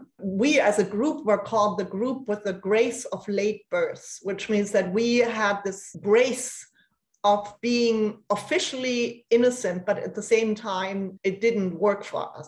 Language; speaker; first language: English; non-native, fluent; German